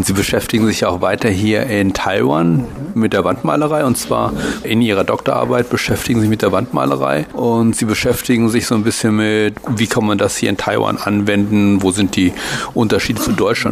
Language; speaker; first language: German; native; German